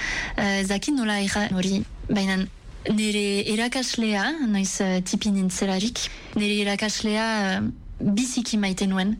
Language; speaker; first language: Basque; non-native, local second language; French